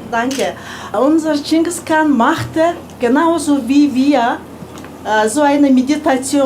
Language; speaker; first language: German; non-native, learner; Mongolian